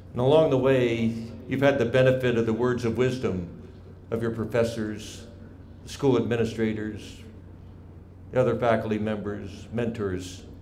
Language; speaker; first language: English; native; English